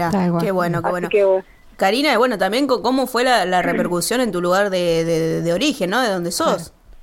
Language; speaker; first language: Spanish; native; Spanish